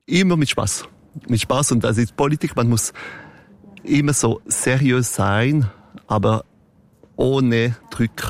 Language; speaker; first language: German; non-native, local second language; French